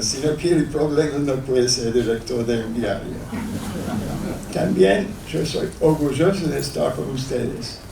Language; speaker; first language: Spanish; non-native, fluent; English